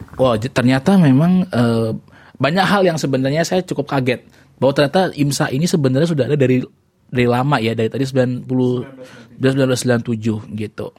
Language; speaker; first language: Indonesian; native; Indonesian